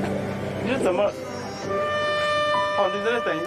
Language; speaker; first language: Chinese; native; Chinese